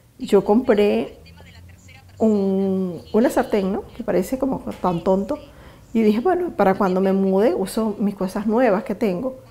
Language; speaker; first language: Spanish; native; Spanish